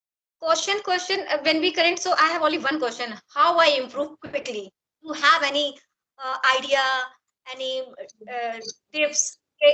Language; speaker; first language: English; non-native, learner; Hindi